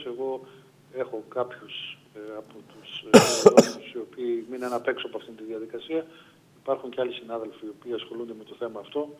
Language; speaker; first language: Greek; native; Greek